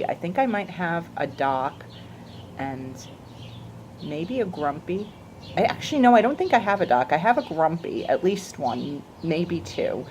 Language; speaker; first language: English; native; English